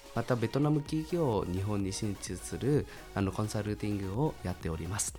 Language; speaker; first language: Japanese; non-native, fluent; Vietnamese